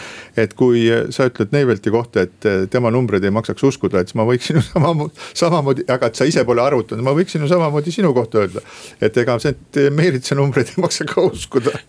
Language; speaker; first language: Estonian; native; Estonian